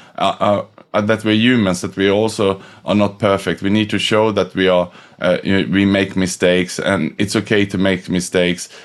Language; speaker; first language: English; non-native, fluent; Swedish